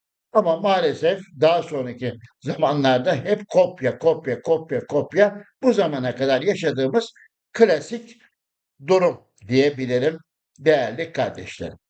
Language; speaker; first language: Turkish; native; Turkish